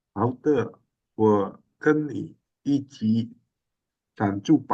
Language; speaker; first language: Chinese; non-native, learner; Indonesian